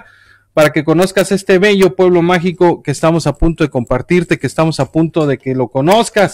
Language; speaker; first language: Spanish; native; Spanish